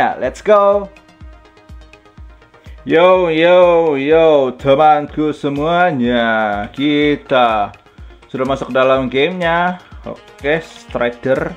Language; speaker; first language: Indonesian; native; Indonesian